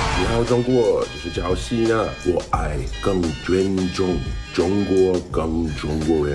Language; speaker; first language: Chinese; non-native, learner; English